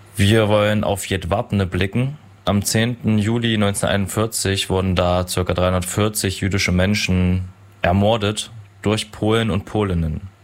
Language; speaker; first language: German; native; German